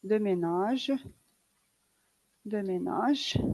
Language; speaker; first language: French; non-native, local second language; Arabic